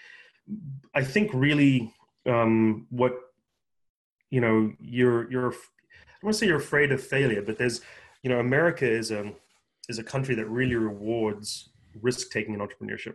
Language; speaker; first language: English; native; English